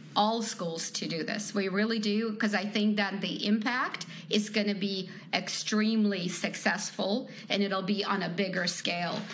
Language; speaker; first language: English; non-native, fluent; Ukrainian